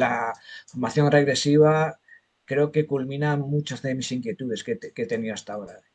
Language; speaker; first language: Spanish; native; Spanish